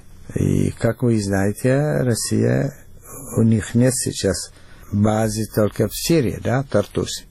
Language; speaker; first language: Russian; non-native, fluent; Arabic